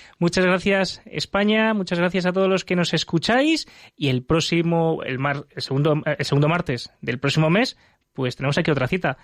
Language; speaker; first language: Spanish; native; Spanish